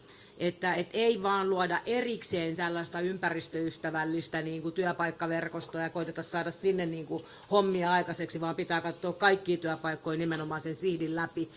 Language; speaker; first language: Finnish; native; Finnish